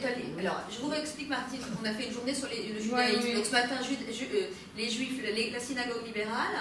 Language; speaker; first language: French; native; French